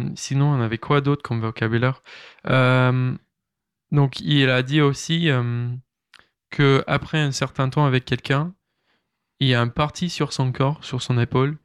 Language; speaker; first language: French; native; French